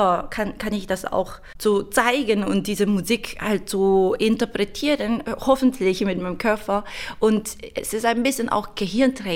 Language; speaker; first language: German; non-native, fluent; Korean